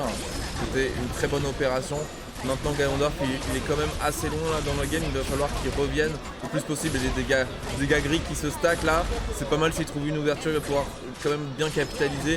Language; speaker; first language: French; native; French